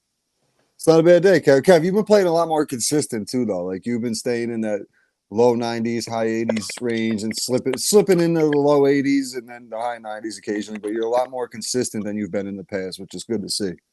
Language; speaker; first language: English; native; English